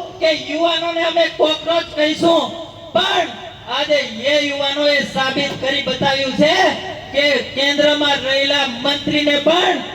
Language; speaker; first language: Gujarati; non-native, local second language; Rathawi